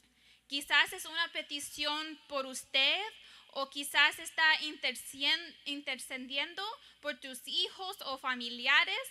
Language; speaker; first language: Spanish; early bilingual, heritage; English